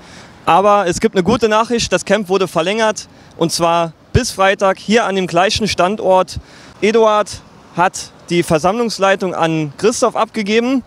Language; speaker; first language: German; native; German